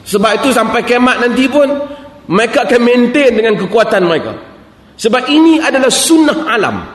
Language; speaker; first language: Malay; native; Malay